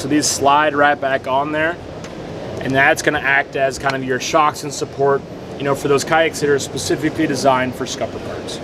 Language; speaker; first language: English; native; English